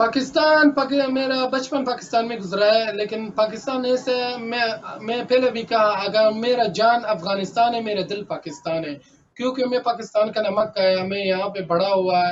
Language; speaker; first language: Hindi; early bilingual, other home language; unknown